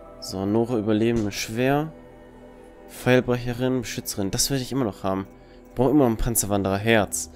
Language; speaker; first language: German; native; German